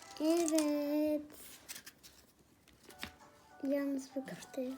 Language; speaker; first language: Turkish; early bilingual, heritage; Turkish